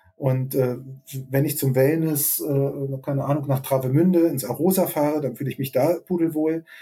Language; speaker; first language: German; native; German